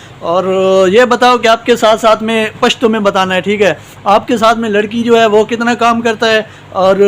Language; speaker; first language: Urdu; non-native, local second language; Punjabi